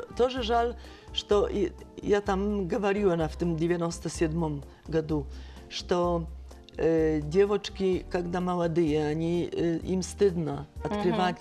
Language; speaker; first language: Russian; non-native, fluent; Polish